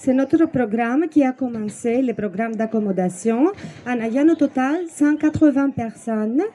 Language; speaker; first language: French; non-native, fluent; Greek